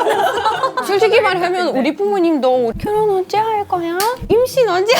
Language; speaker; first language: Korean; non-native, fluent; Russian